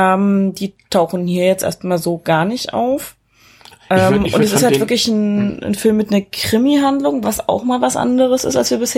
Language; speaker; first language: German; native; German